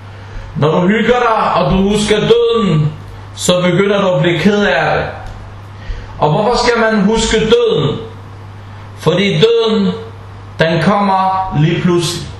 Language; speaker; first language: Danish; early bilingual, other home language; Arabic